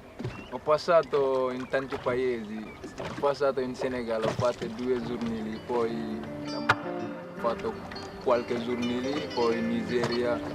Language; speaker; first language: Italian; non-native, learner; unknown